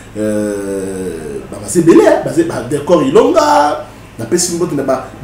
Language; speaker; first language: Lingala; native; Lingala